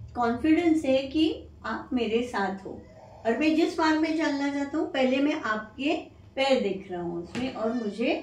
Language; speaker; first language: Hindi; non-native, local second language; Marathi